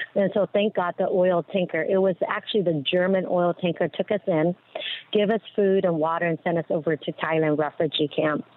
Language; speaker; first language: English; early bilingual, other home language; Vietnamese